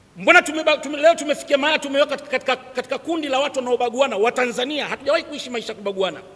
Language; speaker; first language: Swahili; native; Swahili